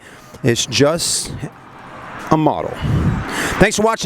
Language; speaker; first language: English; native; English